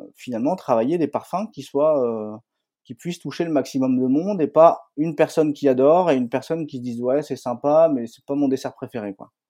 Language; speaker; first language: French; native; French